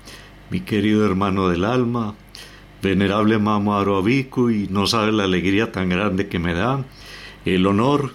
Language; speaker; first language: Spanish; native; Spanish